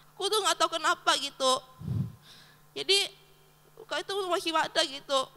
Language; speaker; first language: Indonesian; early bilingual, other home language; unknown